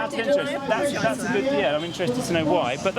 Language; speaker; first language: English; native; English